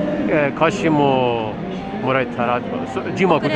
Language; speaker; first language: Japanese; non-native, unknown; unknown